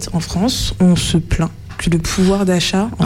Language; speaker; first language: French; native; French